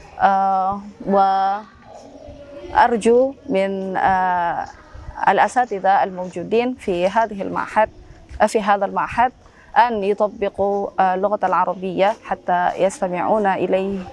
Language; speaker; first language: Arabic; non-native, fluent; Indonesian